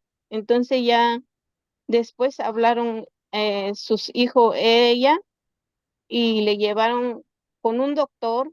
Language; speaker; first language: Spanish; non-native, local second language; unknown